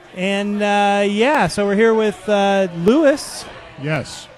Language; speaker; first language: English; native; English